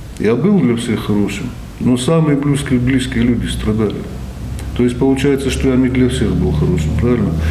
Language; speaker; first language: Russian; non-native, local second language; Ossetic